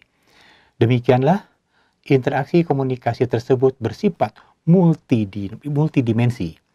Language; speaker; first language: Indonesian; native; Indonesian